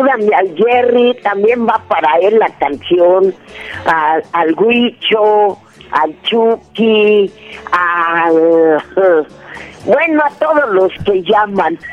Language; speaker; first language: Spanish; native; Spanish